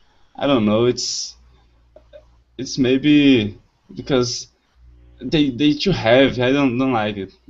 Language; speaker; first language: English; non-native, learner; Portuguese